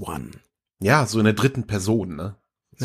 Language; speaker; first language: German; native; German